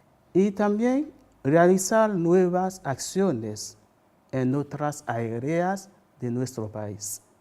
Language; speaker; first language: Spanish; non-native, fluent; Haitian Creole